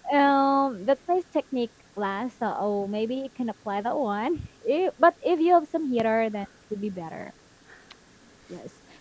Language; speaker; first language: English; non-native, fluent; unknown